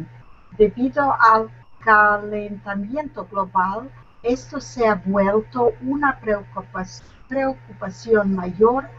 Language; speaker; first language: Spanish; non-native, learner; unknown